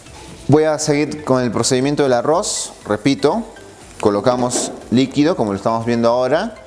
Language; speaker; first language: Spanish; native; Spanish